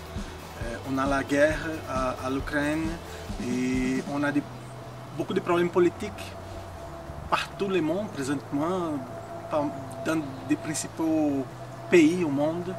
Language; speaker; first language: French; non-native, fluent; Portuguese